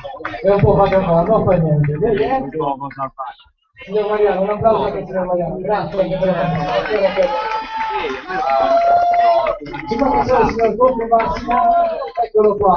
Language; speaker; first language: Italian; native; Italian